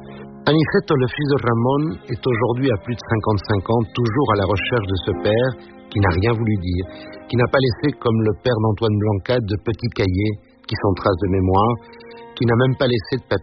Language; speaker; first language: French; native; French